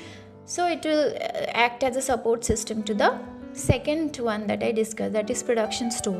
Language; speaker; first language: English; non-native, local second language; Bangla